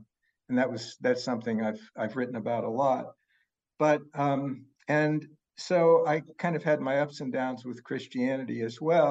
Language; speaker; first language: English; native; English